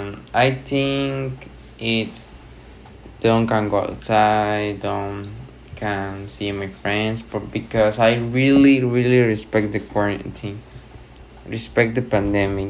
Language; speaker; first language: English; non-native, learner; Spanish